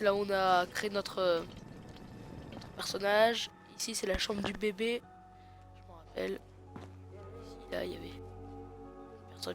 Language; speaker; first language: French; native; French